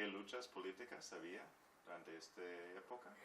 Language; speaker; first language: Spanish; non-native, fluent; English